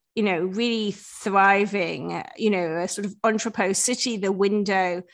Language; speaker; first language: English; native; English